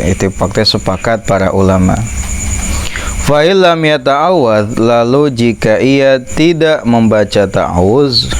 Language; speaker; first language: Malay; non-native, local second language; Sundanese